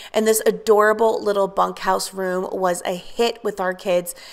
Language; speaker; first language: English; native; English